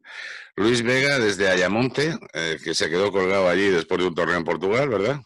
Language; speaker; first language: Spanish; native; Spanish